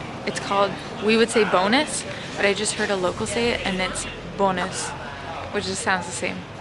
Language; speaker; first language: English; native; English